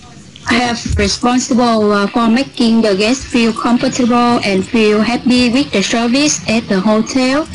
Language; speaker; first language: English; non-native, learner; Vietnamese